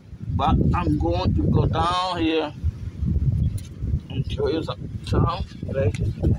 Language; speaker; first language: English; non-native, fluent; Spanish